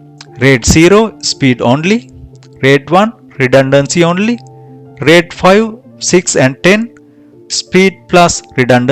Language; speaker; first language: English; non-native, fluent; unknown